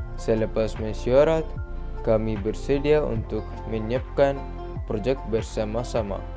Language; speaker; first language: Malay; non-native, learner; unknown